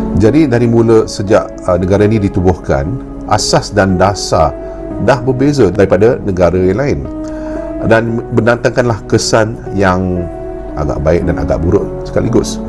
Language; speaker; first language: Malay; native; Malay